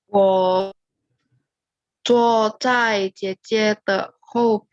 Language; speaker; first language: Chinese; non-native, learner; Indonesian